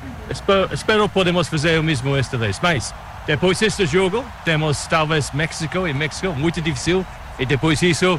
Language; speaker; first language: Portuguese; non-native, learner; English